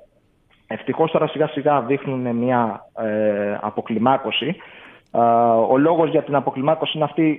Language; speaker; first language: Greek; native; Greek